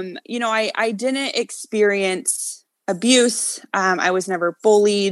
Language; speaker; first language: English; native; English